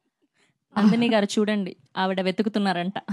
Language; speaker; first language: Telugu; native; Telugu